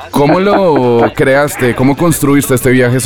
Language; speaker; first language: Spanish; native; Spanish